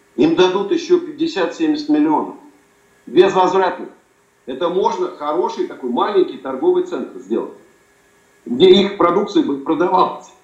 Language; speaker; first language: Russian; native; Russian